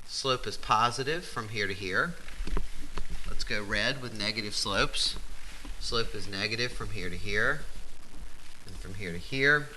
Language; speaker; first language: English; native; English